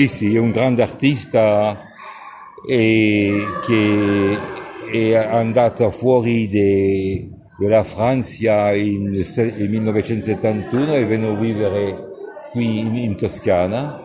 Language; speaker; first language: Italian; non-native, fluent; French